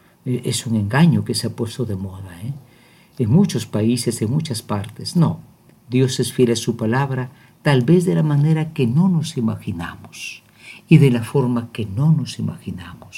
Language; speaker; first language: Spanish; native; Spanish